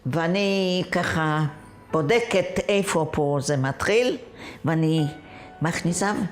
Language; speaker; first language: Hebrew; non-native, fluent; Yiddish